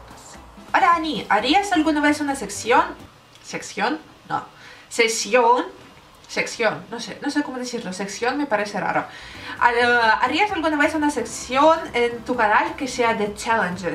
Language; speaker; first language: Spanish; non-native, learner; Russian